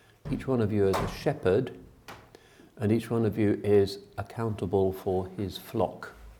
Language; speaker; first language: English; native; English